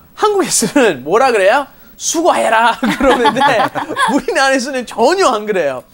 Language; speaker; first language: Korean; non-native, fluent; English